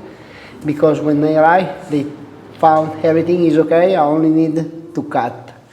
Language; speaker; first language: English; non-native, learner; Italian